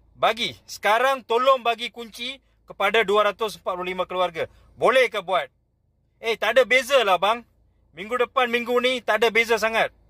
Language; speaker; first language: Malay; non-native, local second language; Tamil